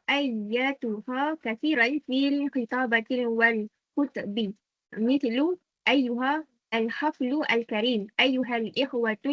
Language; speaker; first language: Arabic; non-native, learner; Malay